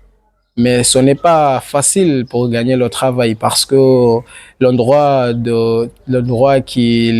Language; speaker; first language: French; non-native, learner; Swahili